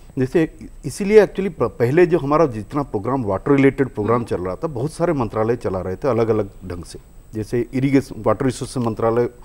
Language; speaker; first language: Hindi; non-native, local second language; Odia